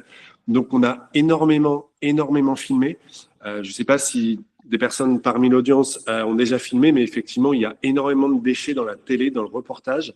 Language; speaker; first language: French; native; French